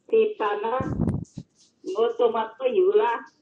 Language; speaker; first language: Cantonese; non-native, learner; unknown